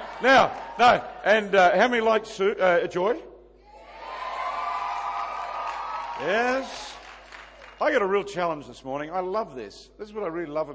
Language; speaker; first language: English; native; English